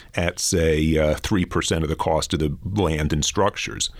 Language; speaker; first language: English; native; English